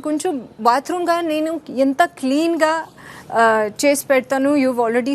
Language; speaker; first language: Telugu; non-native, learner; Hindi